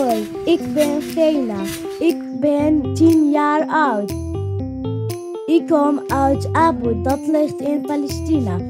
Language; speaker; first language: Dutch; non-native, learner; Arabic